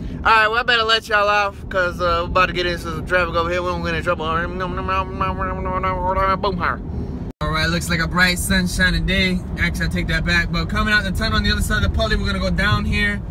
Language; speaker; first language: English; native; English